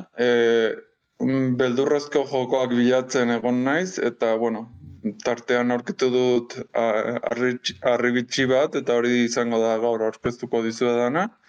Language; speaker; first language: Basque; non-native, learner; Spanish